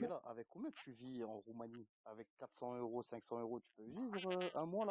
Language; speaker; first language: French; native; French